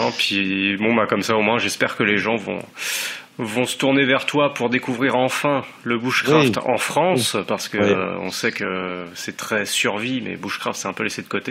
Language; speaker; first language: French; native; French